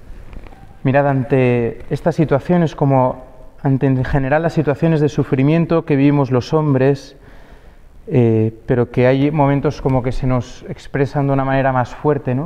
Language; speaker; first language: Spanish; native; Spanish